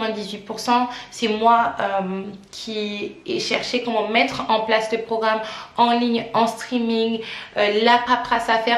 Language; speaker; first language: French; native; French